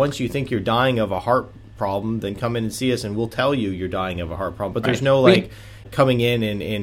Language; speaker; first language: English; native; English